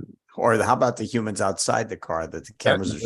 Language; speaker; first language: English; native; English